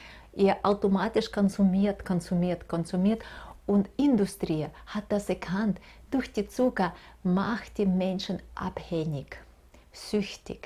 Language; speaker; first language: German; non-native, fluent; Russian